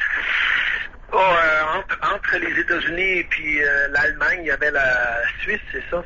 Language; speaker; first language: French; native; French